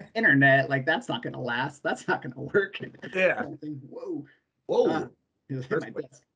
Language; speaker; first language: English; native; English